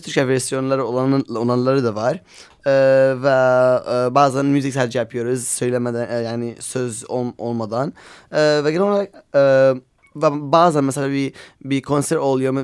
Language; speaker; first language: Turkish; non-native, learner; Arabic